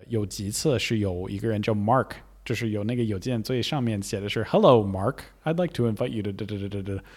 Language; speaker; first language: Chinese; non-native, fluent; English